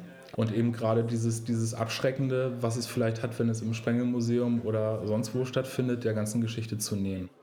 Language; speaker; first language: German; native; German